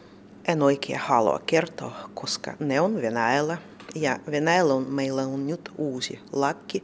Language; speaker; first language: Finnish; non-native, learner; Russian